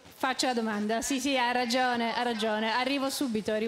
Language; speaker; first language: Italian; native; Italian